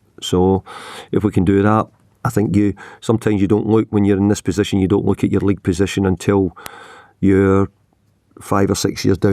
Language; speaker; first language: English; native; English